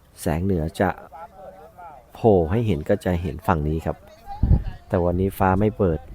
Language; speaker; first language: Thai; native; Thai